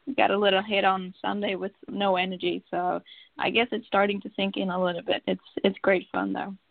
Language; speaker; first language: English; non-native, fluent; Swedish